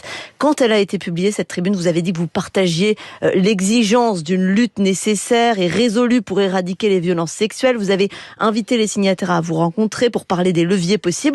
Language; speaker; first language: French; native; French